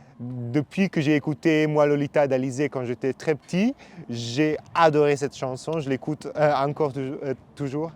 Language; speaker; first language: French; non-native, fluent; Italian